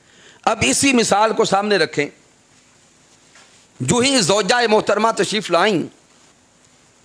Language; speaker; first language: Urdu; native; Urdu